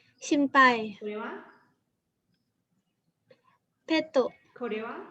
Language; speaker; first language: Japanese; non-native, learner; Thai